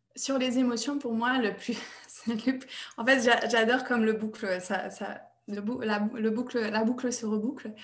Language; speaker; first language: French; non-native, fluent; English